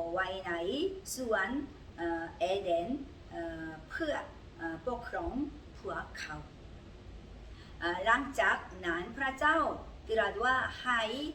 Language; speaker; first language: Thai; non-native, learner; Korean